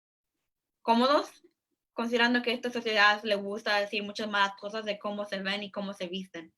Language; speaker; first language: Spanish; early bilingual, heritage; Spanish